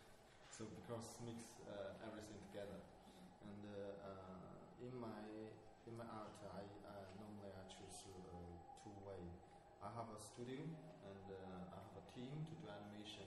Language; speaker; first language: English; non-native, learner; Chinese